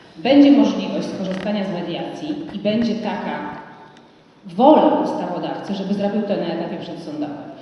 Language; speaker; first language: Polish; native; Polish